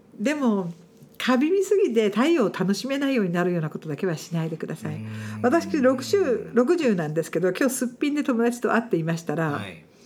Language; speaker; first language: Japanese; non-native, fluent; English